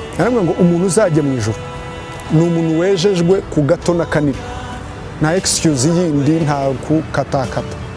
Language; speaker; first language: Kinyarwanda; early bilingual, heritage; Kinyarwanda